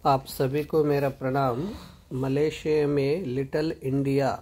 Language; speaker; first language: Hindi; non-native, local second language; Kannada